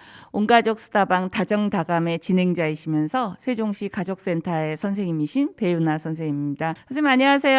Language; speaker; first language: Korean; native; Korean